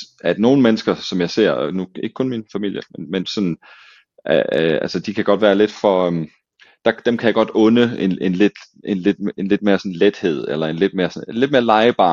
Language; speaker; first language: Danish; native; Danish